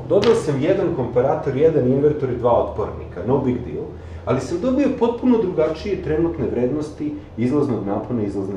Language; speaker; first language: Serbian; native; Serbian